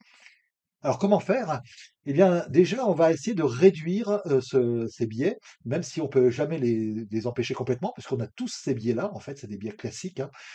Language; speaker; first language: French; native; French